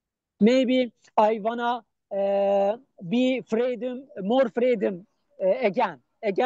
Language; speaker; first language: English; non-native, learner; Turkish